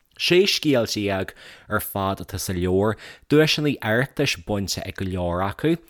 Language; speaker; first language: Irish; native; Irish